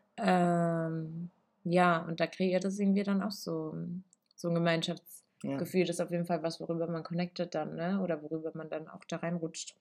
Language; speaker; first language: German; early bilingual, other home language; Italian